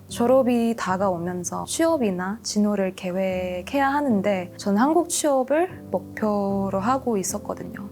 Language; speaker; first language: Korean; non-native, fluent; Indonesian